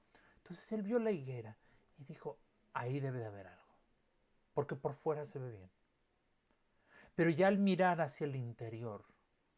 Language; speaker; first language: Spanish; native; Spanish